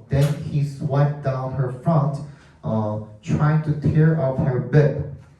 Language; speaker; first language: English; non-native, fluent; Korean